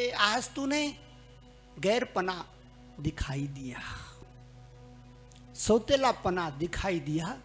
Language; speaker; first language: Hindi; native; Hindi